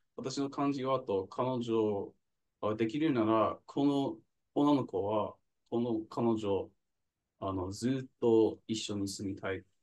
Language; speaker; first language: Japanese; non-native, fluent; English